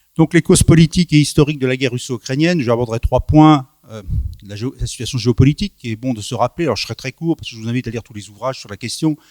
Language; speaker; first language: French; native; French